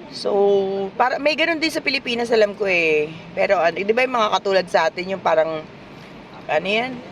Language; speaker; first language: Filipino; native; Filipino